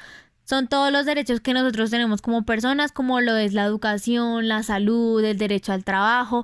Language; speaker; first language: Spanish; native; Spanish